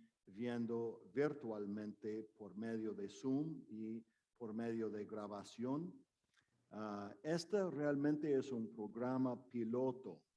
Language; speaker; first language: Spanish; non-native, fluent; English